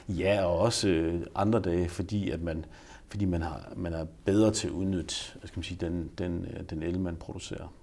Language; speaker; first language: Danish; native; Danish